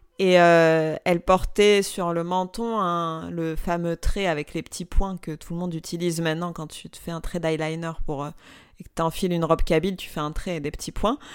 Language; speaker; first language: French; non-native, local second language; Arabic